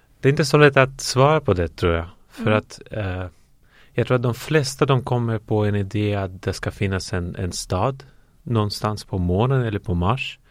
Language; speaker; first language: Swedish; non-native, fluent; Russian